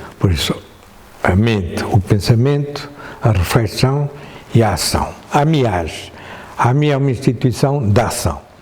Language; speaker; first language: Portuguese; native; Portuguese